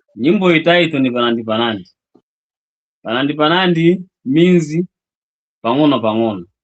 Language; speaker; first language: Nyanja; non-native, local second language; Yao